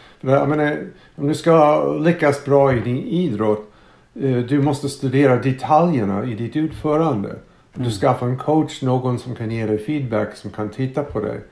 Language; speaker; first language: Swedish; non-native, fluent; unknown